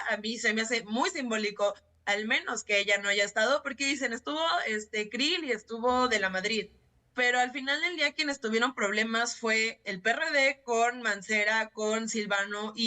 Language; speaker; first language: Spanish; native; Spanish